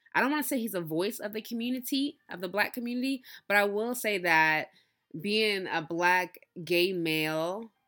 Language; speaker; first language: English; early bilingual, other home language; Yoruba